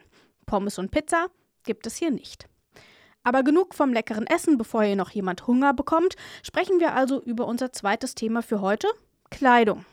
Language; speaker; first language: German; native; German